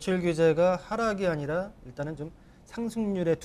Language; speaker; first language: Korean; native; Korean